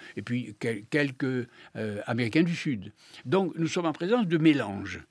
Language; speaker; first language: French; native; French